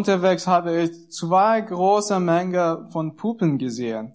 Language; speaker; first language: German; non-native, learner; Persian